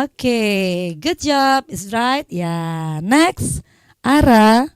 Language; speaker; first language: English; non-native, learner; Indonesian